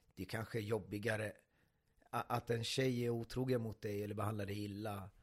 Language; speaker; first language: Swedish; native; Swedish